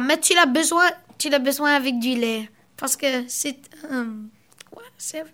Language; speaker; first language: French; early bilingual, other home language; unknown